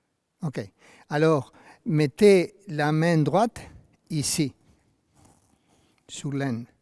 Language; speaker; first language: French; non-native, fluent; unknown